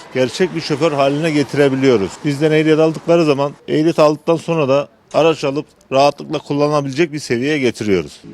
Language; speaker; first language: Turkish; native; Turkish